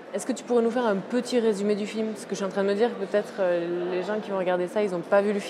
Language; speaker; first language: French; native; French